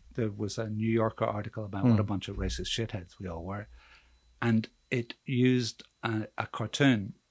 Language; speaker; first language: English; native; English